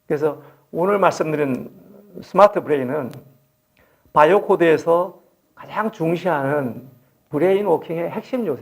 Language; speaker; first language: Korean; native; Korean